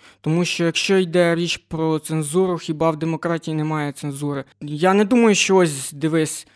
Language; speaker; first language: Ukrainian; non-native, local second language; Russian